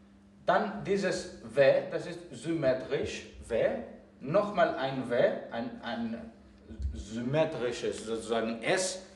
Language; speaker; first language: German; non-native, fluent; Greek